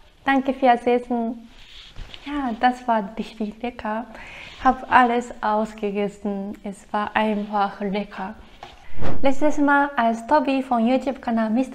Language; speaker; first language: German; non-native, fluent; Japanese